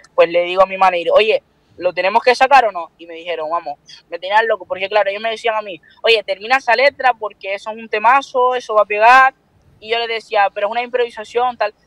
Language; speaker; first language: Spanish; native; Spanish